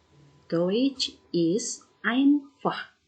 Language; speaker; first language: German; non-native, fluent; Indonesian